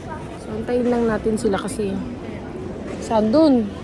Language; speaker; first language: Filipino; native; Filipino